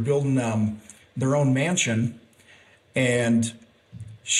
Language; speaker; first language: English; native; English